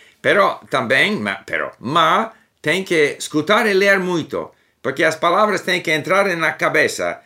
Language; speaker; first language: Portuguese; non-native, learner; English